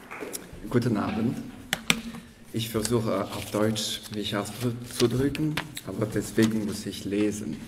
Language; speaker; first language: German; non-native, local second language; French